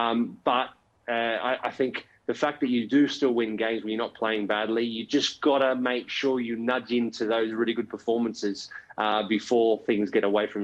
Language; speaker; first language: English; native; English